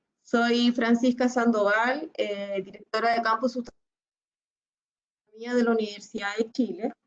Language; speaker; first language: Spanish; native; Spanish